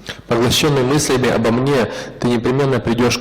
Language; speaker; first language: Russian; native; Russian